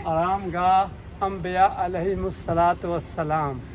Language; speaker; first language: Hindi; native; Hindi